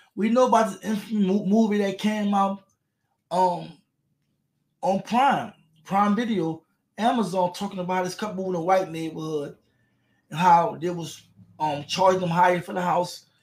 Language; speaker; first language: English; native; English